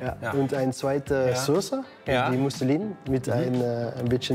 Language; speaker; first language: German; non-native, learner; Dutch